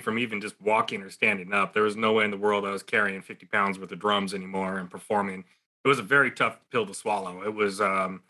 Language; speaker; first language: English; native; English